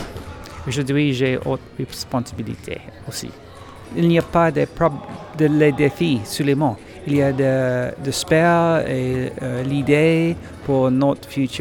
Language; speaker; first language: French; non-native, learner; English